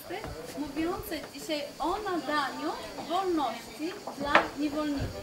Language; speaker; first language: Polish; native; Polish